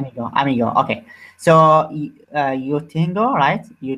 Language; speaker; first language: Spanish; non-native, learner; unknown